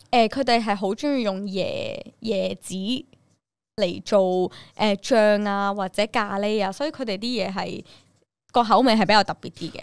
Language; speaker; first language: Cantonese; early bilingual, other home language; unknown